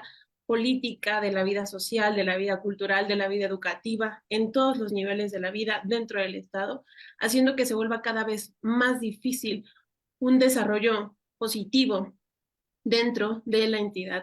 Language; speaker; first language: Spanish; native; Spanish